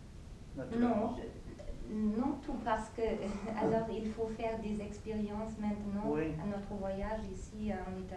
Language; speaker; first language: French; non-native, fluent; German